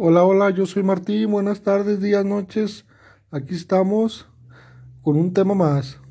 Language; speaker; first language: Spanish; native; Spanish